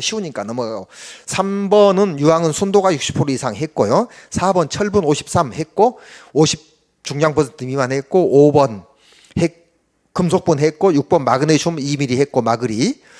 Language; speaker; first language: Korean; native; Korean